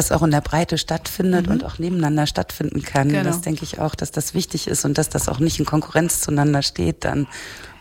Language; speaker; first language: German; native; German